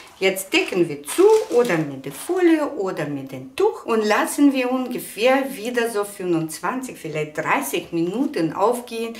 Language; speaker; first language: German; non-native, fluent; Russian